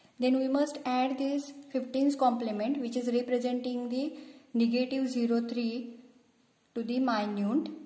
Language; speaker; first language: English; non-native, local second language; Marathi